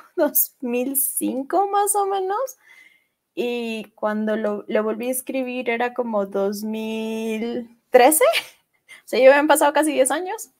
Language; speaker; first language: Spanish; native; Spanish